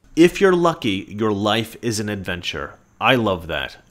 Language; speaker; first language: English; native; English